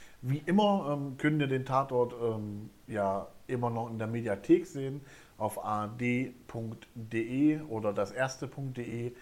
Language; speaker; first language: German; native; German